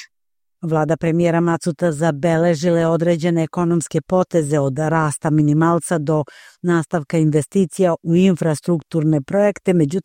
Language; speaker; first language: Croatian; native; Croatian